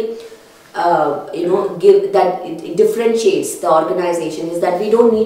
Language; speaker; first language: English; non-native, local second language; Telugu